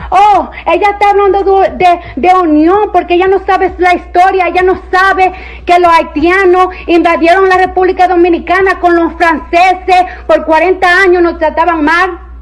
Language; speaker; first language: Spanish; early bilingual, heritage; Spanish